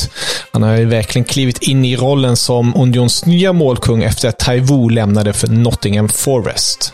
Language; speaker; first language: Swedish; native; Swedish